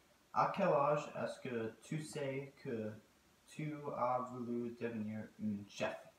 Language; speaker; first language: French; non-native, learner; English